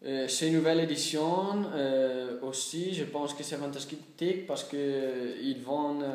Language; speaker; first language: French; non-native, learner; Italian